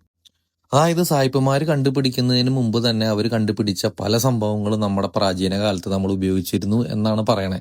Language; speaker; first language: Malayalam; native; Malayalam